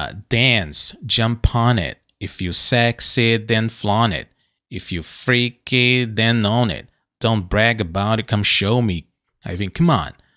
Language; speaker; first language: English; non-native, fluent; Portuguese